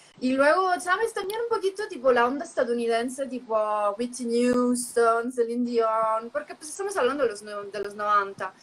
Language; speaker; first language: Spanish; non-native, fluent; Italian